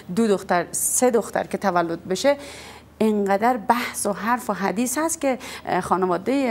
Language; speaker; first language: Persian; native; Persian